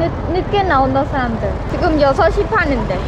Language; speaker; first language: Korean; non-native, fluent; Khmer